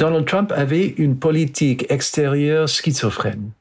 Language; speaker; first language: French; non-native, fluent; English